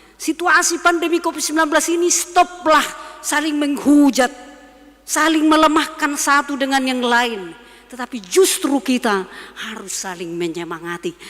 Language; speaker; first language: Indonesian; non-native, local second language; Batak Toba